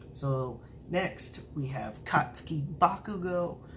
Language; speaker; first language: English; native; English